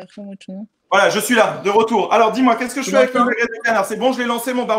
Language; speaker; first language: French; native; French